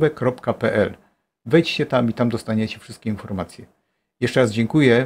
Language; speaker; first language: Polish; native; Polish